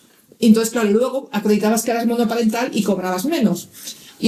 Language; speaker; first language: Spanish; native; Spanish